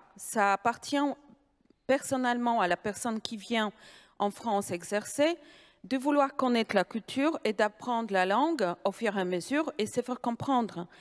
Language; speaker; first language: French; non-native, fluent; Polish